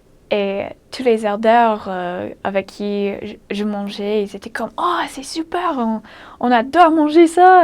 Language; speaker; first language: French; non-native, fluent; English